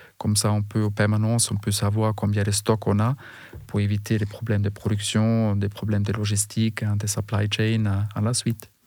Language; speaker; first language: French; non-native, fluent; German